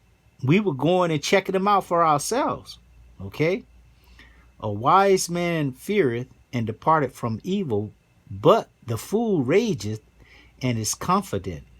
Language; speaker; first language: English; native; English